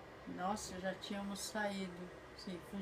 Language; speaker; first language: Portuguese; non-native, fluent; Polish